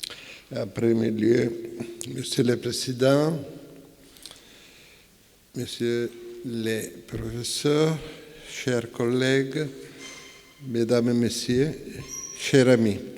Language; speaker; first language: French; non-native, fluent; Italian